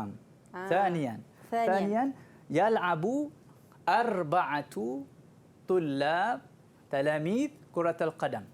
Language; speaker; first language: Arabic; non-native, fluent; Malay